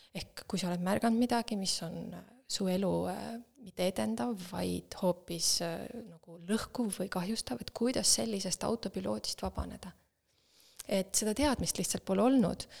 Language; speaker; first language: Estonian; native; Estonian